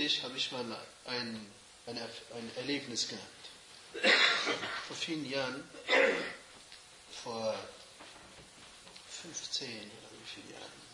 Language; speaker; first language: German; non-native, fluent; Arabic